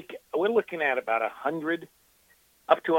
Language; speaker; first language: English; native; English